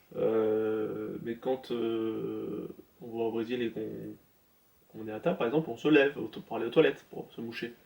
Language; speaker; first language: French; native; French